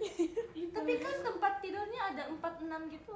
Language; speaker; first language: Indonesian; early bilingual, heritage; Indonesian